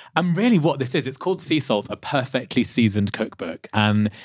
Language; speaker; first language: English; native; English